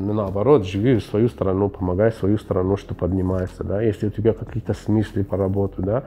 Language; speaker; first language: Russian; non-native, fluent; Arabic